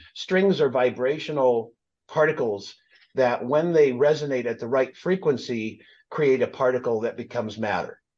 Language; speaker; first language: English; native; English